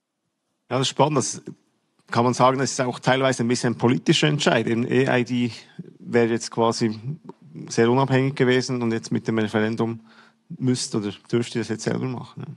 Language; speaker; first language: German; native; German